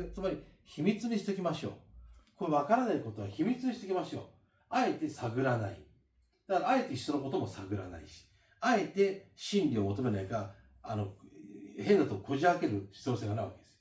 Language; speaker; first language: Japanese; native; Japanese